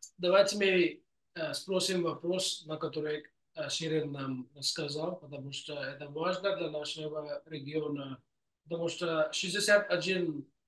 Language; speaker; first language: Russian; non-native, fluent; English